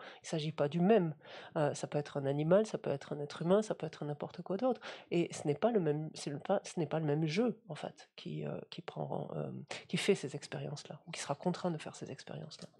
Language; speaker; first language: French; native; French